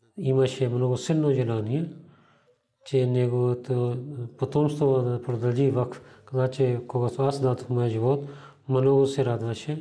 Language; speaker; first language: Bulgarian; non-native, learner; Urdu